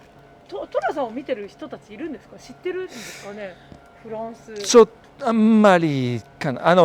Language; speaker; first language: Japanese; non-native, fluent; French